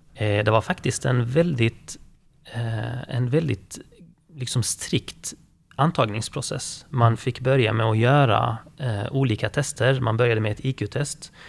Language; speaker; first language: Swedish; early bilingual, other home language; Arabic